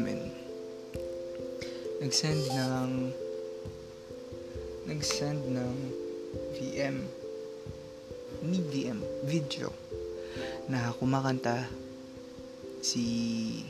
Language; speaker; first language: English; non-native, local second language; Filipino